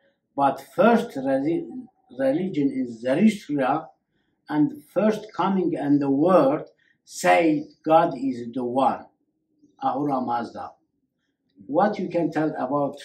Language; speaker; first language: English; non-native, learner; Kurdish